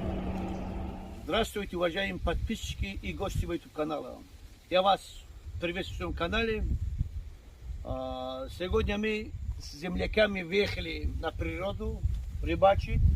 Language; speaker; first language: Russian; non-native, learner; Tajik